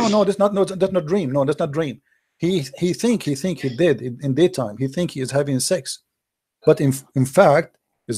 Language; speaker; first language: English; non-native, fluent; Arabic